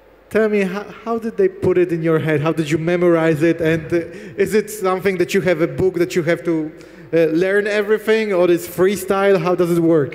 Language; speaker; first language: English; non-native, fluent; Polish